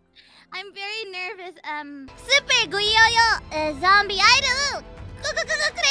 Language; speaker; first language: English; non-native, fluent; Indonesian